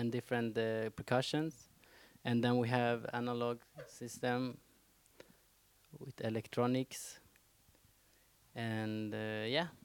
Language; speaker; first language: English; non-native, fluent; Persian